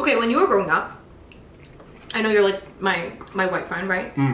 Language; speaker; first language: English; native; English